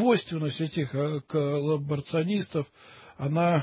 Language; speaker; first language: Russian; native; Russian